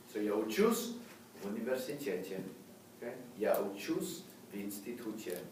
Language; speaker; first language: Russian; non-native, fluent; English